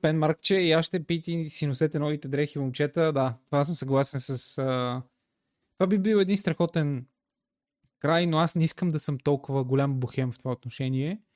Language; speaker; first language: Bulgarian; native; Bulgarian